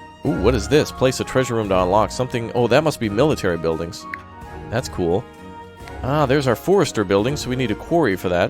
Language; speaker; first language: English; native; English